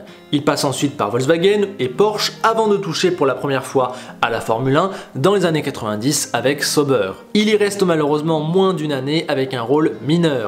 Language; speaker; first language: French; native; French